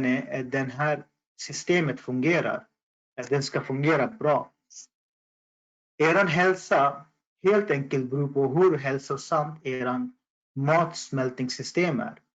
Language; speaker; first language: Swedish; non-native, fluent; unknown